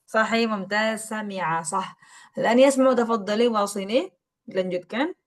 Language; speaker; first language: Arabic; non-native, fluent; Indonesian